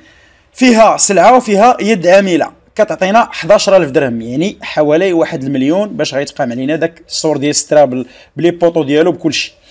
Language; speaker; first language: Arabic; native; Arabic